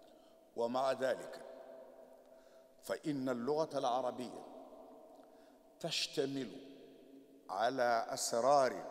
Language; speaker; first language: Arabic; non-native, fluent; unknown